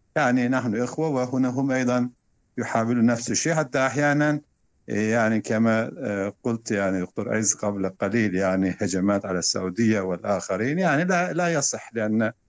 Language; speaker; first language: Arabic; non-native, fluent; Turkish